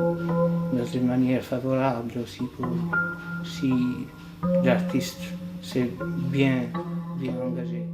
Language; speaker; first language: French; non-native, fluent; Albanian